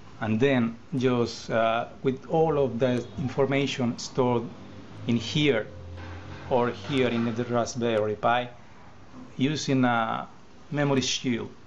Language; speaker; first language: English; non-native, learner; Spanish